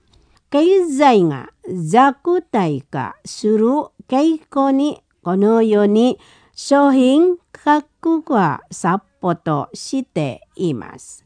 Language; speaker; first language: Japanese; non-native, fluent; Indonesian